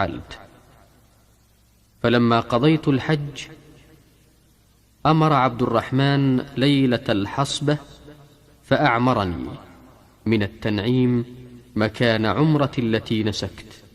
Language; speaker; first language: Arabic; native; Arabic